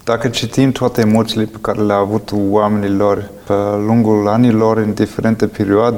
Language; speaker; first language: Romanian; non-native, fluent; English